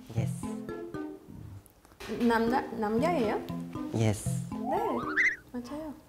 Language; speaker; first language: Korean; non-native, learner; Spanish